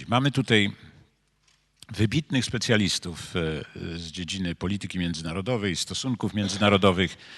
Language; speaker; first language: Polish; native; Polish